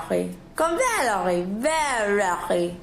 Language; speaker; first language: French; non-native, learner; English